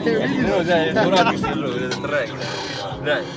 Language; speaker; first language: Russian; native; Russian